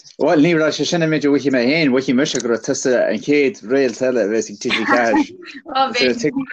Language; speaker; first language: Irish; native; Irish